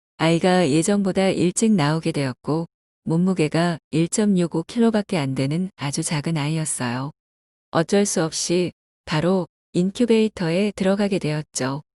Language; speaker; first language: Korean; non-native, fluent; Chinese